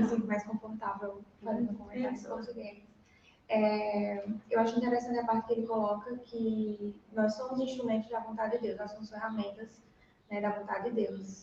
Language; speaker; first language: Portuguese; native; Portuguese